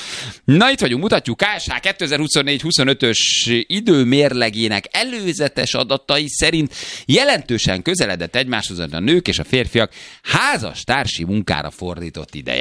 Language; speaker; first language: Hungarian; native; Hungarian